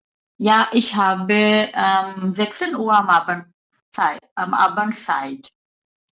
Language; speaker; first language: German; non-native, learner; Urdu